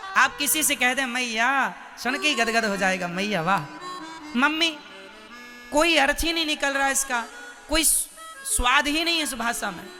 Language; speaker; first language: Hindi; native; Hindi